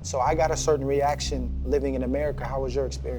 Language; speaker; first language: English; native; English